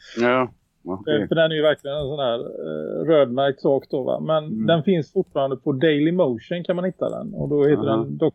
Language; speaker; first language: Swedish; native; Swedish